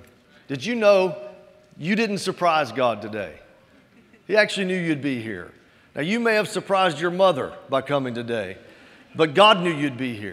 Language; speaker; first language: English; native; English